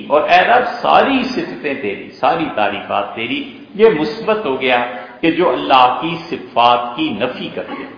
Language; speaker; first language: Urdu; native; Urdu